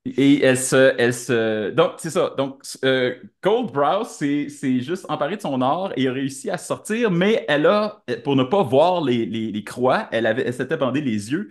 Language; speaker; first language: French; native; French